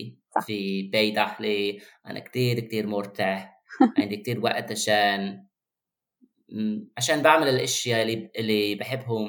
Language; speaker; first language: Arabic; non-native, fluent; English